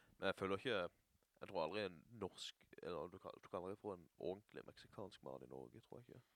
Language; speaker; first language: Norwegian; native; Norwegian